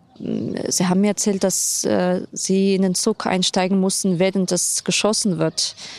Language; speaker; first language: German; non-native, fluent; Ukrainian